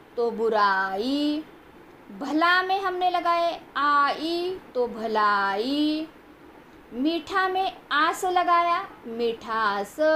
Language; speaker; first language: Hindi; non-native, local second language; Marathi